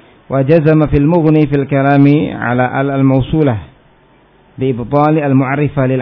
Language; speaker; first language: Arabic; non-native, fluent; Indonesian